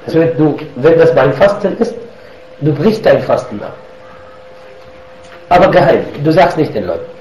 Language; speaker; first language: German; non-native, fluent; Arabic